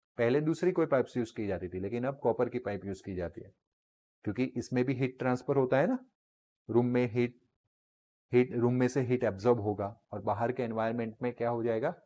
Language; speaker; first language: Hindi; non-native, local second language; Gujarati